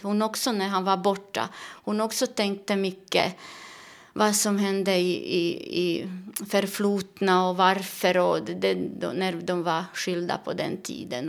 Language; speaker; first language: Swedish; non-native, learner; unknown